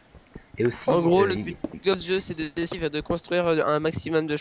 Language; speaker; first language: French; native; French